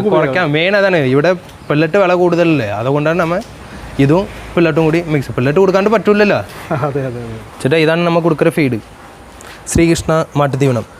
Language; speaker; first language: Malayalam; non-native, local second language; Tamil